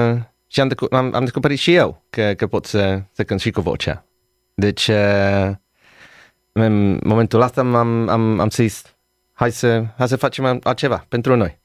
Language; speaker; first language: Romanian; non-native, learner; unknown